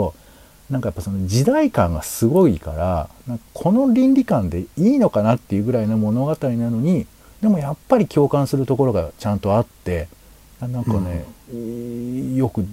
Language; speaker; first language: Japanese; native; Japanese